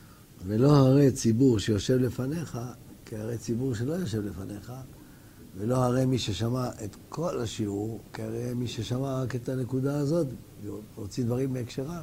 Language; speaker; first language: Hebrew; native; Hebrew